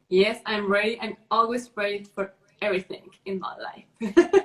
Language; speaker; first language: English; non-native, learner; Spanish